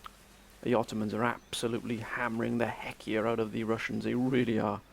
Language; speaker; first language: English; native; English